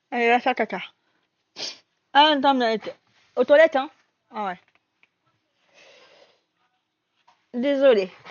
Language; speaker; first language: French; native; French